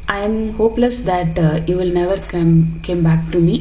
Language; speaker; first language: English; non-native, local second language; Tamil